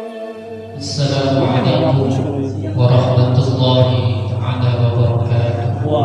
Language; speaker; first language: Indonesian; native; Indonesian